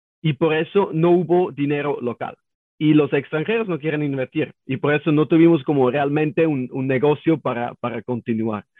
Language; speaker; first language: Spanish; non-native, learner; German